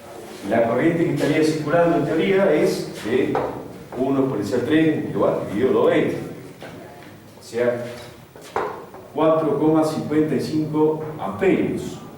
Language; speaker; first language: Spanish; native; Spanish